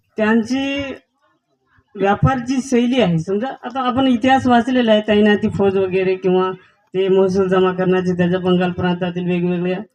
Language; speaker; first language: Marathi; non-native, local second language; Lambadi